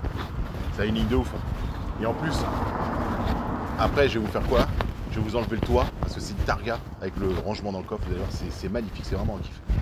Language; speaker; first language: French; native; French